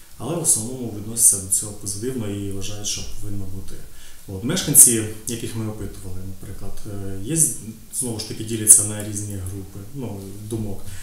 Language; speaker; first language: Ukrainian; native; Ukrainian